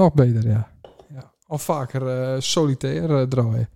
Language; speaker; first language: Dutch; native; Dutch